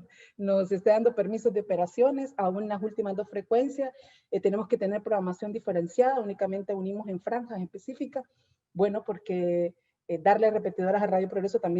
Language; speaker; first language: Spanish; native; Spanish